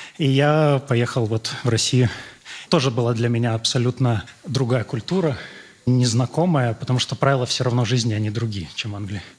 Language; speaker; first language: Russian; native; Russian